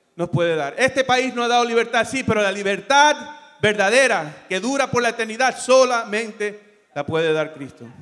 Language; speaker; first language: Spanish; early bilingual, other home language; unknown